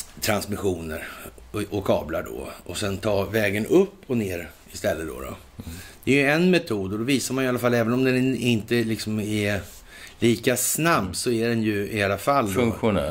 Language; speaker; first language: Swedish; native; Swedish